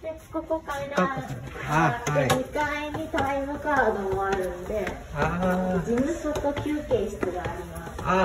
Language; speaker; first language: Japanese; native; Japanese